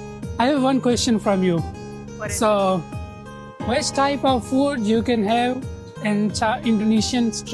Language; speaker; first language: English; non-native, local second language; Hindi